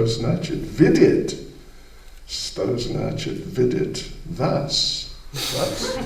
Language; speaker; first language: Russian; non-native, learner; English